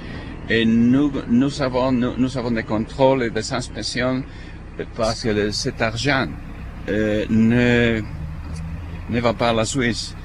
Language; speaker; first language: French; non-native, fluent; Spanish